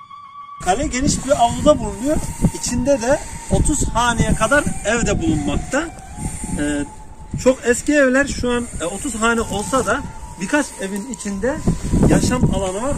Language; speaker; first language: Turkish; native; Turkish